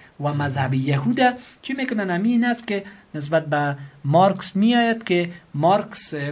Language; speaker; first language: Persian; native; Persian